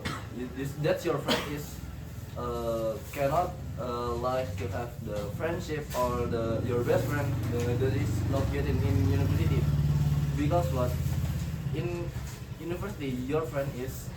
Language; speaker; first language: English; non-native, learner; Indonesian